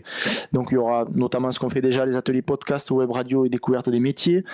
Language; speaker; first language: French; native; French